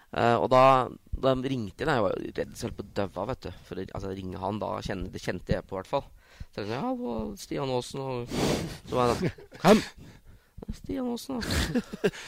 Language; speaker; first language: Norwegian; native; Norwegian